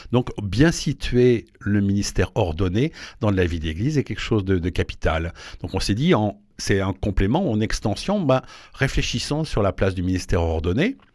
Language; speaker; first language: French; native; French